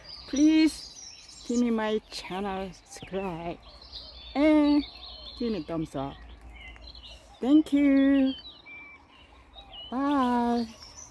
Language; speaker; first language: English; non-native, learner; Korean